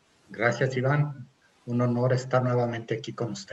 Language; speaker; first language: Spanish; native; Spanish